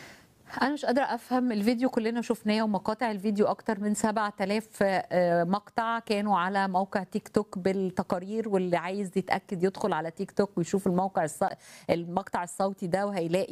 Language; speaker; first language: Arabic; native; Arabic